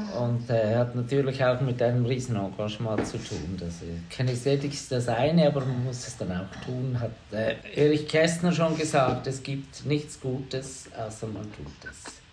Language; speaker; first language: German; native; German